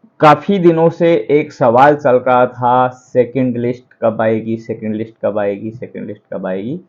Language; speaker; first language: Hindi; native; Hindi